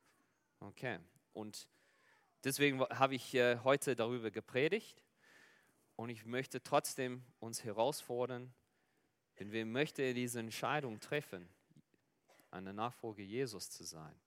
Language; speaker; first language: German; non-native, fluent; Afrikaans